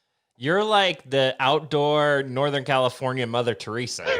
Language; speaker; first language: English; native; English